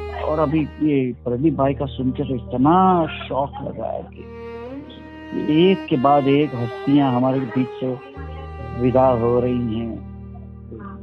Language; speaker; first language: Hindi; native; Hindi